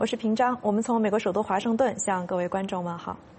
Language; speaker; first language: Chinese; native; Chinese